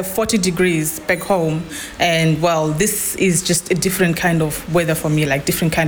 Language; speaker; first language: English; non-native, local second language; Shona